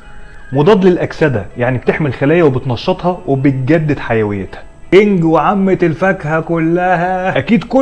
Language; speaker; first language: Arabic; native; Arabic